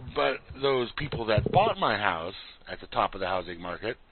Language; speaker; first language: English; native; English